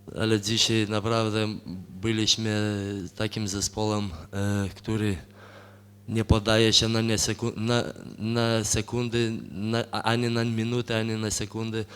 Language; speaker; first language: Polish; non-native, fluent; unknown